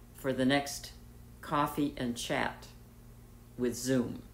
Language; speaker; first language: English; native; English